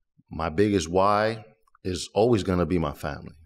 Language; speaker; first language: English; early bilingual, other home language; Spanish